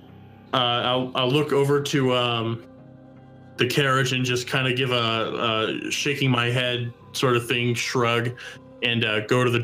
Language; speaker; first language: English; native; English